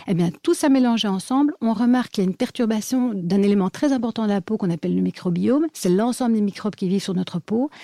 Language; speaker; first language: French; native; French